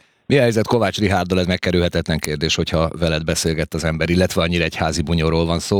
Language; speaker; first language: Hungarian; native; Hungarian